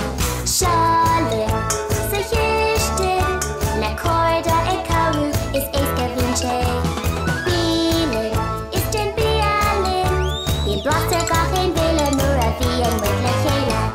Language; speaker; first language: Irish; native; Irish